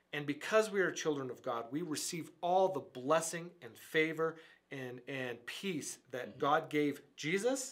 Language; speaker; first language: English; native; English